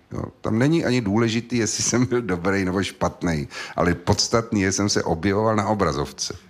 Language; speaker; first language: Czech; native; Czech